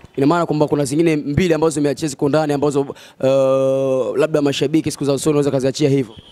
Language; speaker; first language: Swahili; native; Swahili